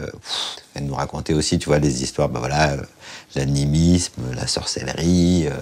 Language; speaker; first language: French; native; French